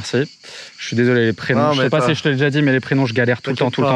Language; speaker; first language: French; native; French